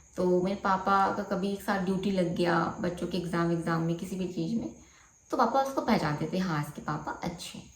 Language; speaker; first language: Hindi; non-native, local second language; Bangla